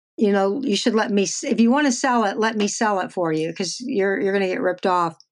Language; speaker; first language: English; native; English